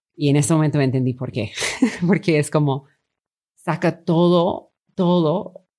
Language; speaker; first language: Spanish; non-native, fluent; English